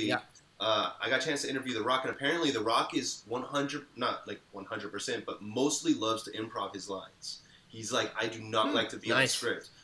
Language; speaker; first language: English; native; English